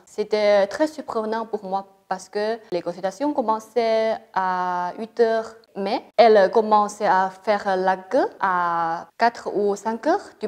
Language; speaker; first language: French; non-native, fluent; Chinese